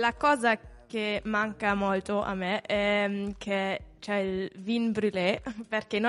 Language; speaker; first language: Italian; non-native, fluent; German